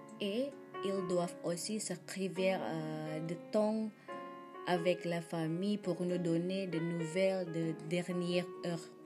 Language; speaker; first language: French; non-native, learner; Indonesian